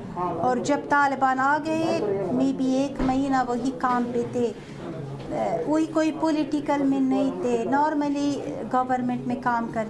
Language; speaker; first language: Hindi; non-native, fluent; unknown